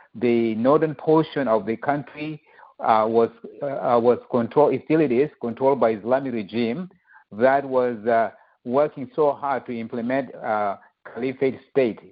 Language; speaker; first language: English; non-native, fluent; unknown